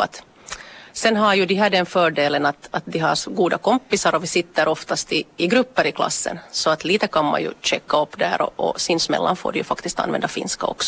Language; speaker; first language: Swedish; native; Swedish